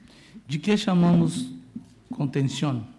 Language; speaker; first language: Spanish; non-native, learner; Portuguese